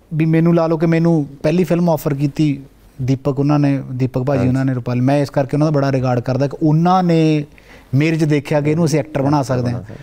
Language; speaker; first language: Punjabi; native; Punjabi